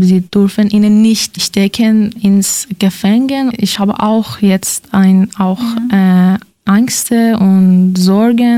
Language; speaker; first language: German; non-native, learner; Persian